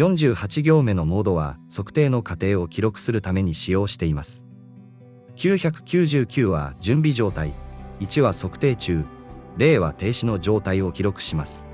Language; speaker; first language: Japanese; native; Japanese